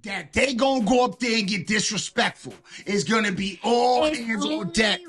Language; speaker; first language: English; native; English